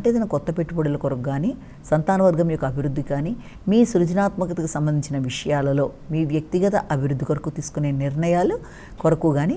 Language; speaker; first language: Telugu; native; Telugu